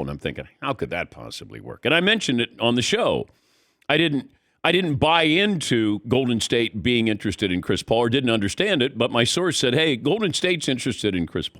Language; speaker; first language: English; native; English